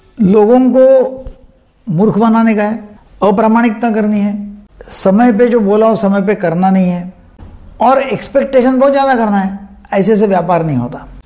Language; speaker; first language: Hindi; non-native, local second language; Marathi